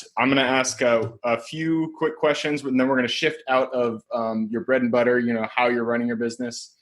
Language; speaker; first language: English; native; English